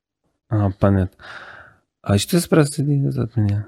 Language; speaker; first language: Russian; non-native, learner; Persian